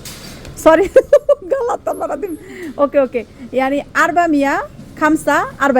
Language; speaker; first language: Arabic; non-native, learner; Bangla